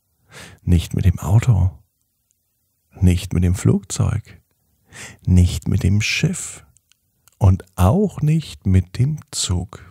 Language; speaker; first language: German; native; German